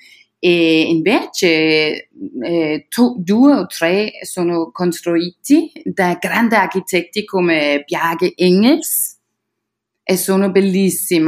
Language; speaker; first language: Italian; non-native, learner; Danish